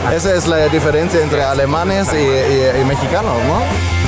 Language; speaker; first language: Spanish; non-native, fluent; German